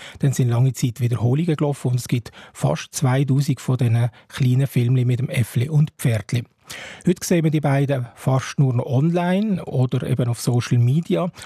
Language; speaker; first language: German; native; German